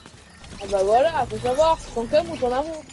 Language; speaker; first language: French; native; French